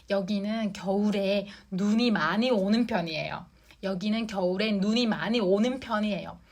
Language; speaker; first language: Korean; non-native, fluent; Japanese